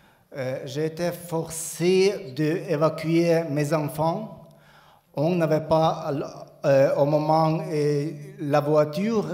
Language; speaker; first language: French; non-native, learner; Ukrainian